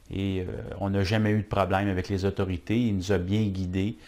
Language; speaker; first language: French; native; French